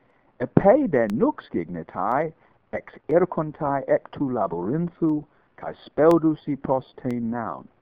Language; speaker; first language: Greek; non-native, fluent; English